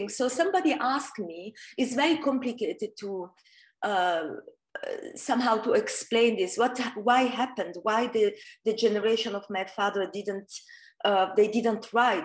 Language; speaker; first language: English; non-native, fluent; Italian